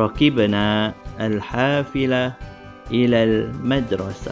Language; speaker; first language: Arabic; non-native, fluent; Malay